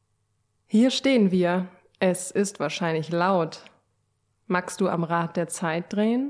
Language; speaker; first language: German; native; German